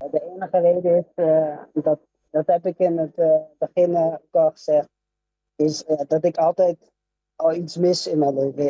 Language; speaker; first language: Dutch; early bilingual, other home language; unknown